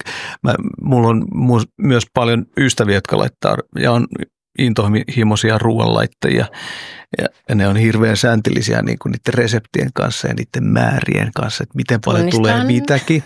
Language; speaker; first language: Finnish; early bilingual, other home language; Oromo